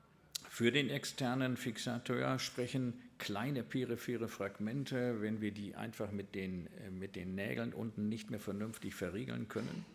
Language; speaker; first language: German; native; German